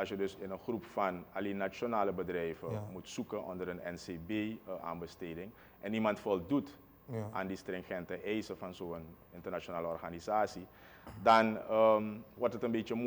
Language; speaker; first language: Dutch; native; Dutch